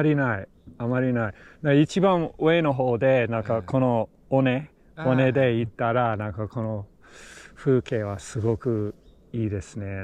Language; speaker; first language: Japanese; non-native, learner; English